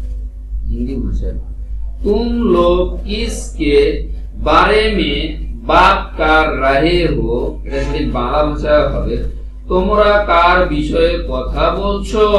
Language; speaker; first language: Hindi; non-native, fluent; Bangla